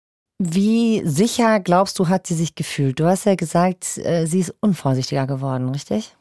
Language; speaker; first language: German; native; German